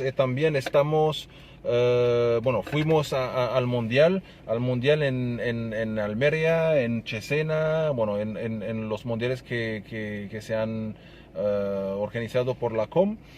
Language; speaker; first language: Spanish; non-native, fluent; Arabic